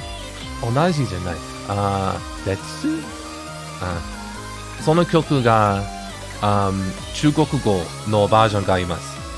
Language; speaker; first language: Japanese; non-native, learner; English